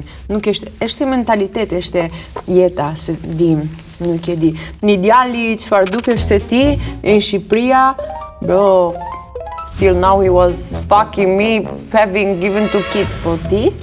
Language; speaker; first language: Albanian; early bilingual, heritage; Albanian